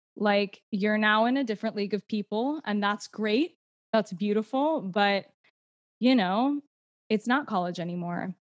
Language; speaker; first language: English; native; English